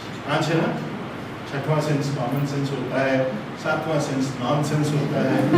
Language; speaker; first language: Hindi; native; Hindi